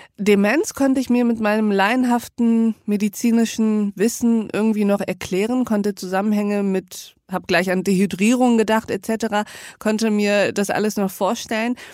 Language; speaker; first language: German; early bilingual, other home language; Turkish